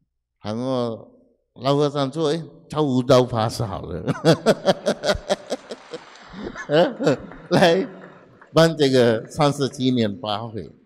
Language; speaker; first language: Chinese; non-native, fluent; Sinhala